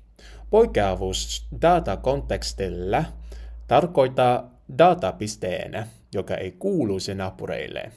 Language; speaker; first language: Finnish; non-native, learner; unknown